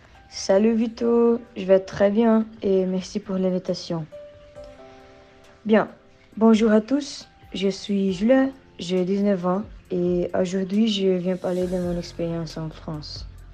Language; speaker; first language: French; non-native, learner; Portuguese